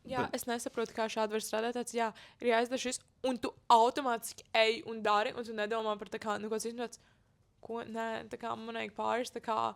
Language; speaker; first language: Latvian; native; Latvian